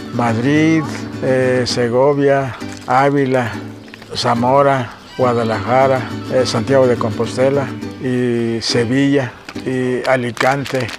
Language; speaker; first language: Spanish; native; Spanish